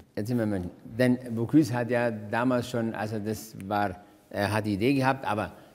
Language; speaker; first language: German; native; German